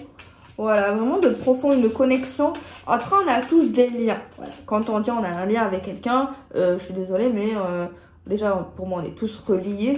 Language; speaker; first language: French; native; French